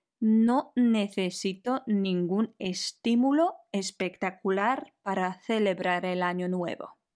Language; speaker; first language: Spanish; non-native, fluent; Polish